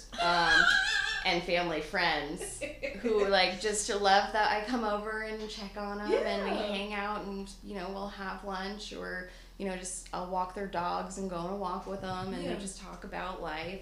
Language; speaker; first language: English; native; English